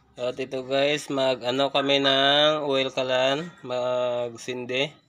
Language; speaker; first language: Filipino; non-native, local second language; Hiligaynon